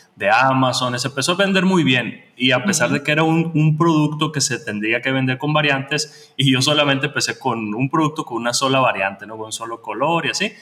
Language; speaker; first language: Spanish; native; Spanish